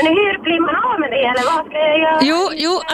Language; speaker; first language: Swedish; non-native, fluent; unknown